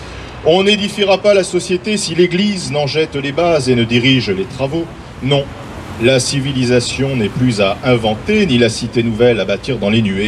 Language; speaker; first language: French; native; French